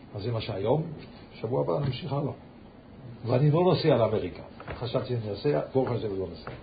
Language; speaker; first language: Hebrew; early bilingual, heritage; Yiddish